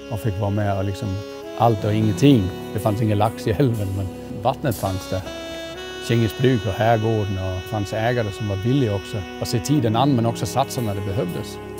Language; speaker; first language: Swedish; native; Swedish